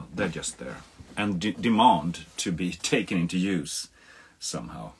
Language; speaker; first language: English; non-native, fluent; Swedish